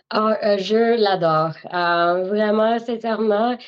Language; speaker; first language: French; native; French